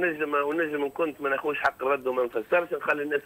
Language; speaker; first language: Arabic; native; Arabic